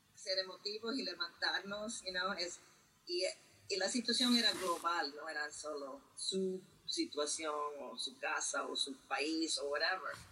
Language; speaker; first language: Spanish; early bilingual, heritage; Spanish